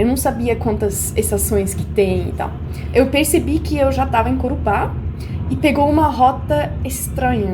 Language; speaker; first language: Portuguese; non-native, fluent; German